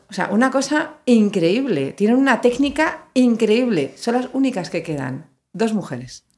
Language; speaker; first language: Spanish; native; Spanish